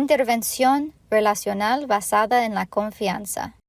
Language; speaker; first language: Spanish; non-native, fluent; English